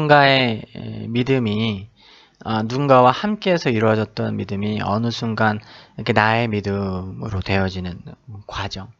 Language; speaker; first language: Korean; native; Korean